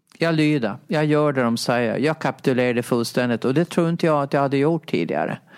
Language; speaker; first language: Swedish; native; Swedish